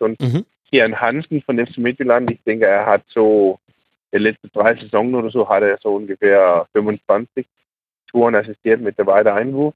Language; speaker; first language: German; non-native, learner; Danish